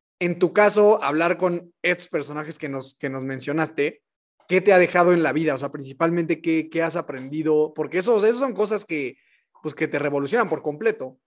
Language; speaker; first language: Spanish; native; Spanish